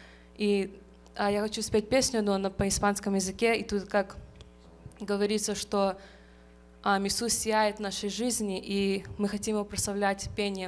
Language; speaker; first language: Russian; early bilingual, heritage; Russian